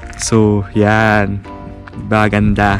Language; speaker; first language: Filipino; non-native, fluent; Japanese